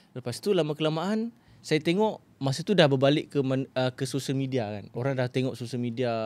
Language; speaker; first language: Malay; native; Malay